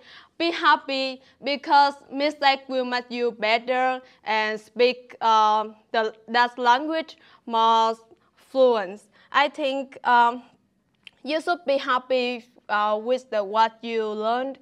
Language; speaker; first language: English; non-native, learner; Vietnamese